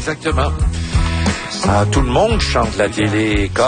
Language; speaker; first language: French; native; French